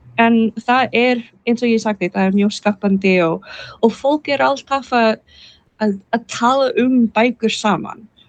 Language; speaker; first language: Icelandic; non-native, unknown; English